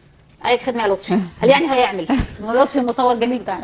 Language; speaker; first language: Arabic; native; Arabic